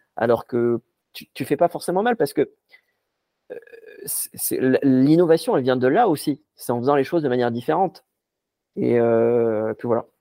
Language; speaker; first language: French; non-native, local second language; Arabic